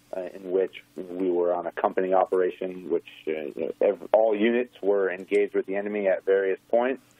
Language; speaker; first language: English; native; English